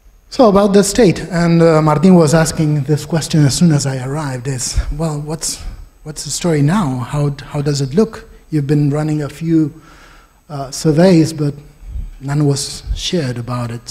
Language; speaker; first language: English; non-native, fluent; Spanish